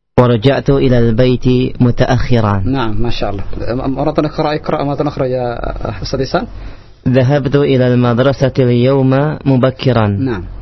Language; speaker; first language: Arabic; non-native, learner; Indonesian